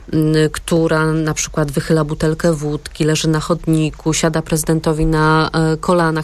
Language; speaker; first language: Polish; native; Polish